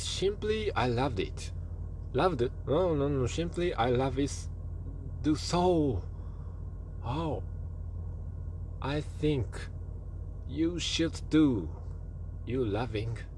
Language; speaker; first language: English; non-native, learner; Japanese